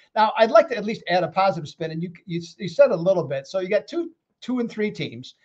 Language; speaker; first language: English; native; English